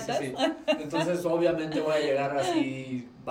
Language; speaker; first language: Spanish; native; Spanish